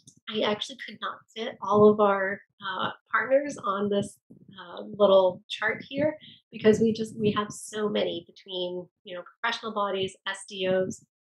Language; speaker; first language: English; native; English